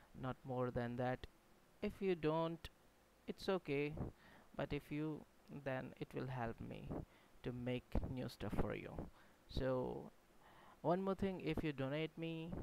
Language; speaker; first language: English; non-native, local second language; Hindi